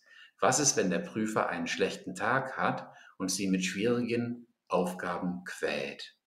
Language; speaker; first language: German; non-native, fluent; English